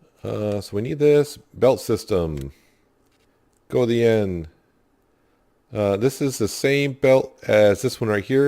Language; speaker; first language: English; native; English